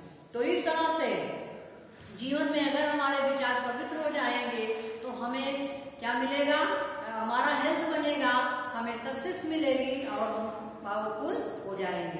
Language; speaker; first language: Hindi; native; Hindi